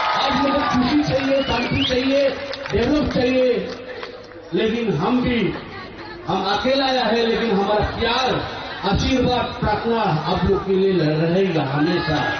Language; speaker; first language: Hindi; non-native, local second language; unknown